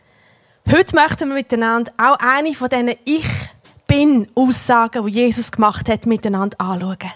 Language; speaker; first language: German; native; German